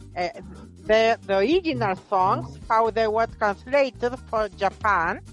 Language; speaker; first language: English; non-native, fluent; Spanish